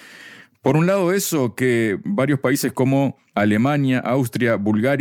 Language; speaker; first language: Spanish; native; Spanish